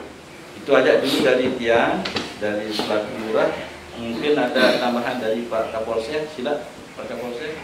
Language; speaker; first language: Indonesian; non-native, local second language; Sasak